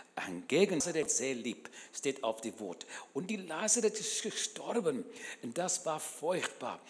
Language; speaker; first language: German; non-native, learner; English